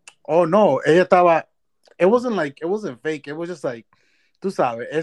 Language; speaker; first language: English; early bilingual, other home language; Spanish